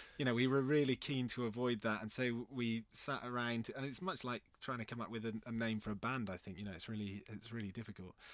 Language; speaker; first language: English; native; English